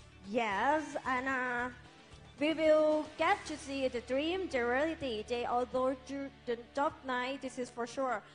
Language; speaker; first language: English; non-native, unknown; Thai